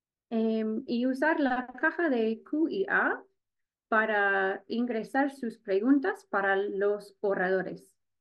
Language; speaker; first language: Spanish; non-native, fluent; English